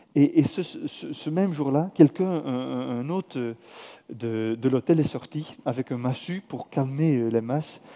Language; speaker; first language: French; non-native, fluent; Dutch